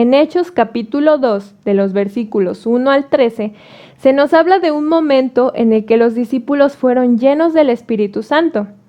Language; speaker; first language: Spanish; native; Spanish